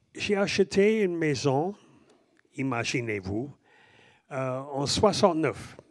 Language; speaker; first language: French; non-native, fluent; English